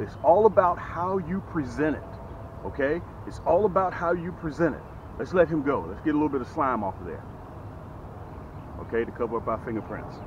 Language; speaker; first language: English; native; English